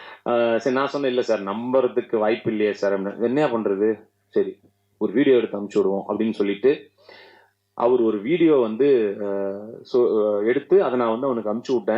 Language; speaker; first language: Tamil; native; Tamil